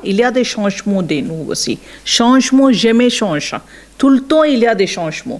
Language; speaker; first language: French; non-native, learner; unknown